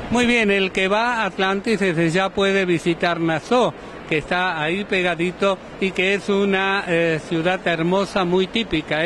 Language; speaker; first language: Spanish; native; Spanish